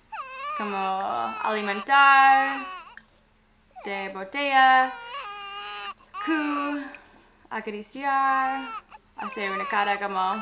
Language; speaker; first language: Spanish; non-native, learner; English